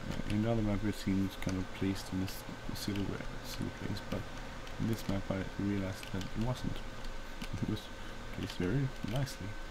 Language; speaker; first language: English; non-native, fluent; Swedish